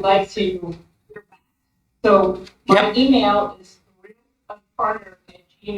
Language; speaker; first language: English; native; English